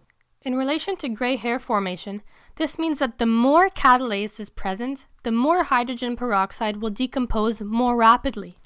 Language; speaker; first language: English; native; English